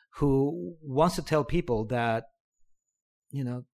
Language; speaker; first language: English; non-native, local second language; Filipino